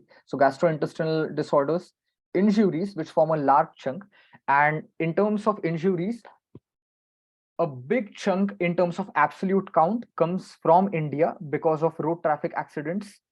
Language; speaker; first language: English; non-native, local second language; Marathi